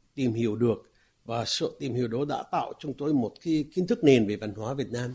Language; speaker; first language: Vietnamese; non-native, fluent; Arabic